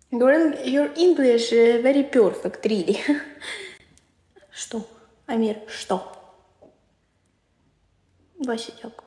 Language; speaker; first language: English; non-native, learner; Ukrainian